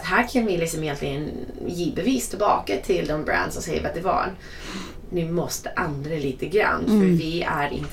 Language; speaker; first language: Swedish; non-native, fluent; English